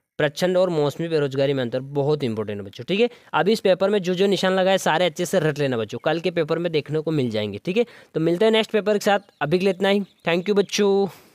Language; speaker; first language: Hindi; native; Hindi